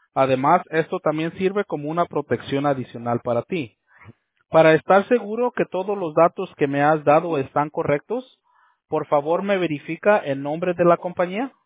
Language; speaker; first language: Spanish; early bilingual, heritage; Spanish